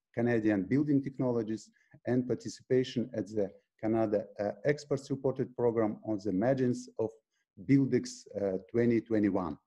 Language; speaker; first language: English; non-native, fluent; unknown